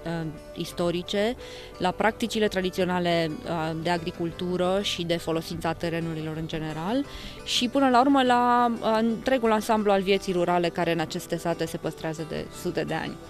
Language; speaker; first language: Romanian; native; Romanian